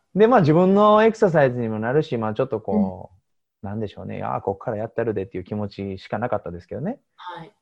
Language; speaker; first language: Japanese; native; Japanese